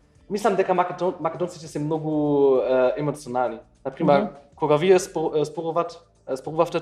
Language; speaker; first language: Macedonian; non-native, learner; German